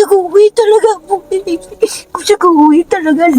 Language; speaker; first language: Filipino; non-native, learner; Vietnamese